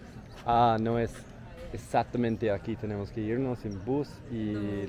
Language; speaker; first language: Spanish; non-native, learner; English